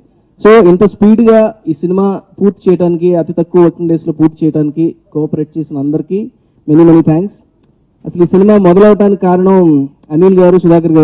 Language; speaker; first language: Telugu; native; Telugu